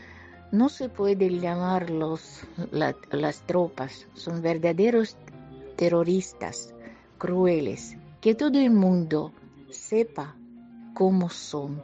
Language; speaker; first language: Spanish; non-native, fluent; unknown